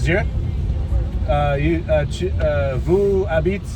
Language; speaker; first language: French; non-native, learner; English